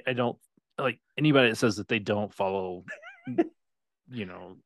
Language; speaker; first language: English; native; English